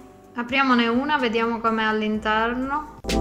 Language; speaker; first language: Italian; native; Italian